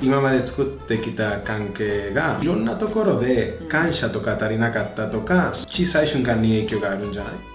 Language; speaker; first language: Japanese; non-native, fluent; Spanish